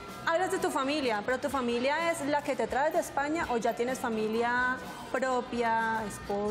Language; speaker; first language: Spanish; native; Spanish